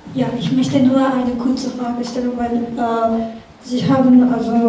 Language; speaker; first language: German; non-native, learner; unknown